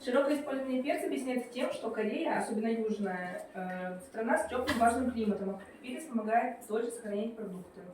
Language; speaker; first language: Russian; native; Russian